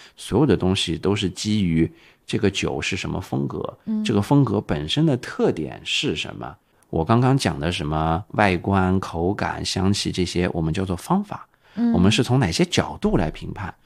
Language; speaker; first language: Chinese; native; Chinese